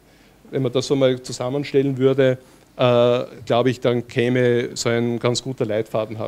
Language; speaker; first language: German; native; German